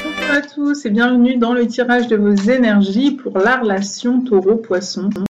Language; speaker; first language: French; native; French